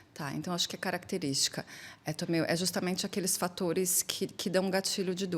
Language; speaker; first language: Portuguese; native; Portuguese